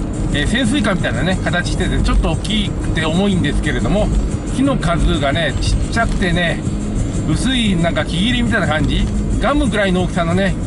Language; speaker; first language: Japanese; native; Japanese